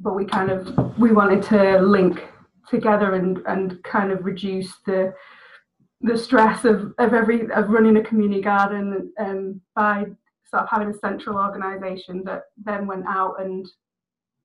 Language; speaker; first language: English; native; English